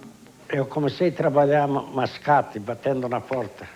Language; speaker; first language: Portuguese; non-native, fluent; Polish